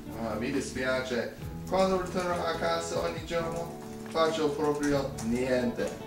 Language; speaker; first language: Italian; non-native, learner; English